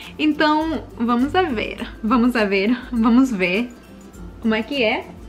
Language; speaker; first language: Portuguese; early bilingual, heritage; Portuguese